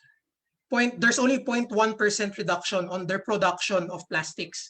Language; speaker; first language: English; non-native, local second language; Filipino